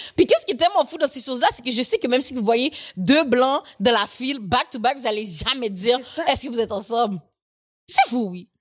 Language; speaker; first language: French; native; French